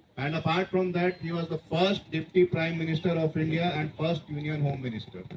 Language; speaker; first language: English; non-native, local second language; Telugu